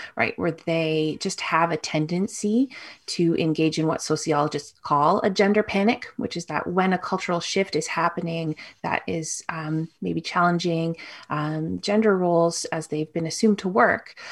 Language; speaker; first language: English; native; English